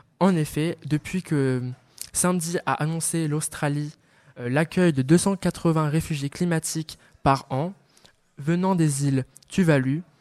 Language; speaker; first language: French; native; French